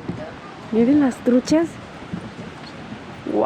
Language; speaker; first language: Spanish; native; Spanish